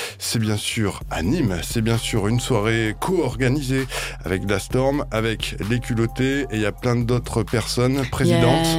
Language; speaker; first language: French; native; French